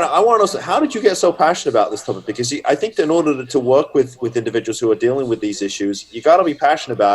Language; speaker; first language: English; native; English